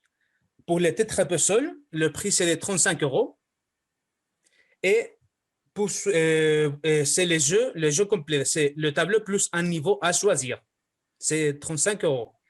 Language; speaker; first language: French; non-native, fluent; Spanish